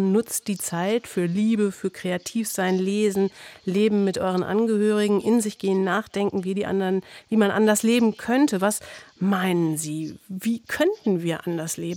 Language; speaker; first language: German; native; German